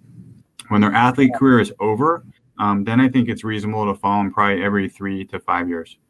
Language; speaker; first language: English; native; English